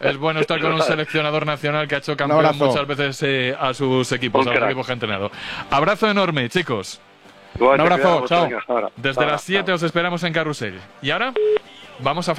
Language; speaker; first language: Spanish; native; Spanish